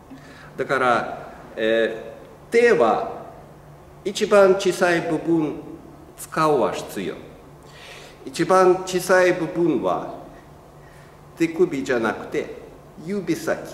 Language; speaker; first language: Japanese; non-native, learner; Russian